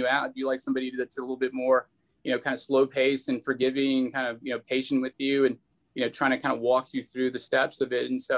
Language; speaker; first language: English; native; English